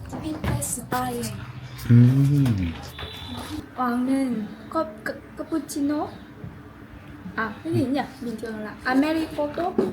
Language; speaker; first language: Korean; non-native, learner; Vietnamese